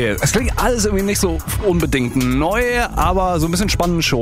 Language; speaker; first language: German; native; German